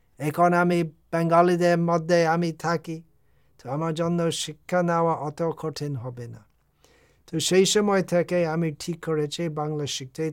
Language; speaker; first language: Bangla; non-native, fluent; English